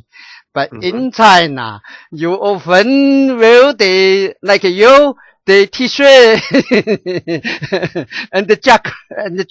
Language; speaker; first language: English; non-native, learner; Chinese